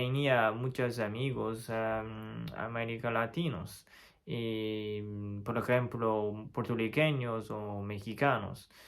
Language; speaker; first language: Spanish; non-native, fluent; Chinese